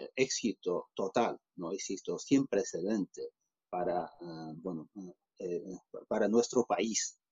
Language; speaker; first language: Spanish; non-native, fluent; Chinese